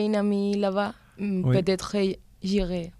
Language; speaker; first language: French; non-native, learner; Spanish